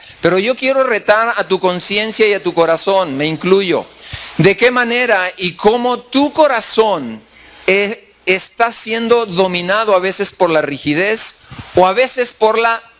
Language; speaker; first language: Spanish; native; Spanish